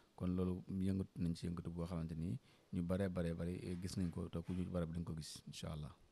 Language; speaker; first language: Wolof; native; Wolof